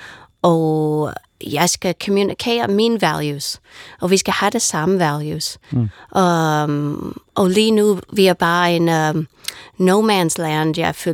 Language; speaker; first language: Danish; non-native, fluent; English